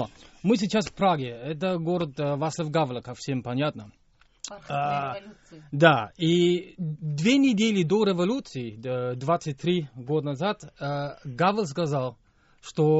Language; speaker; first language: Russian; non-native, fluent; English